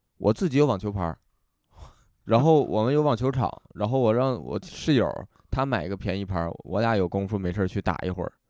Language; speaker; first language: Chinese; native; Chinese